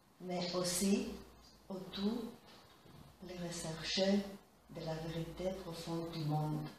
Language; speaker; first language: French; non-native, fluent; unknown